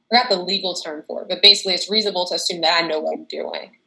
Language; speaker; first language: English; native; English